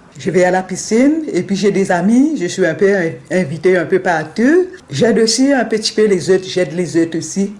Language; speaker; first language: French; non-native, local second language; Morisyen